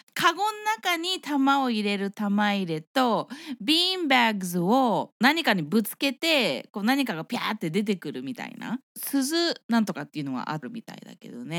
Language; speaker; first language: Japanese; early bilingual, heritage; Japanese